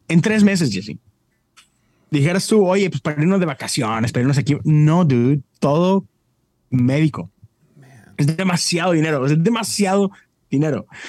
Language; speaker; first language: Spanish; native; Spanish